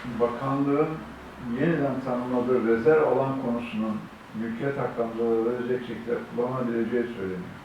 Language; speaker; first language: Turkish; native; Turkish